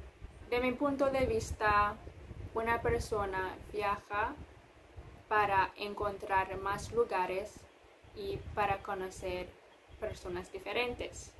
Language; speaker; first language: Spanish; non-native, fluent; English